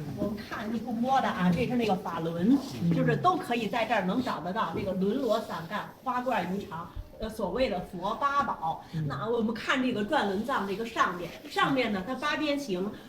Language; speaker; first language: Chinese; native; Chinese